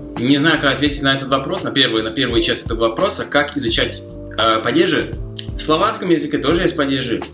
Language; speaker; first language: Russian; non-native, fluent; Slovak